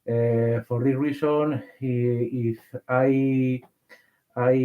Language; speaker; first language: English; non-native, learner; Spanish